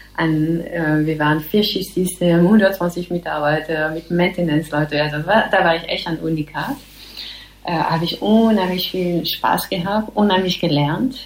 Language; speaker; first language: German; non-native, fluent; French